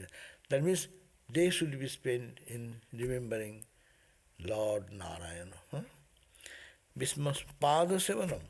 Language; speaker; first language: English; non-native, local second language; Bangla